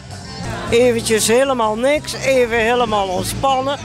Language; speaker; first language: Dutch; native; Dutch